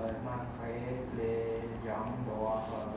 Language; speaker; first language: French; non-native, learner; Khmer